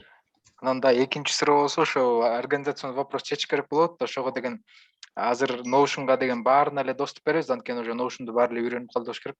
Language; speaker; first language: Kyrgyz; native; Kyrgyz